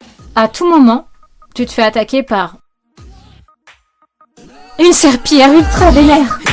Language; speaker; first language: French; native; French